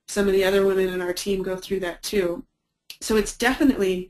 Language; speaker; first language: English; native; English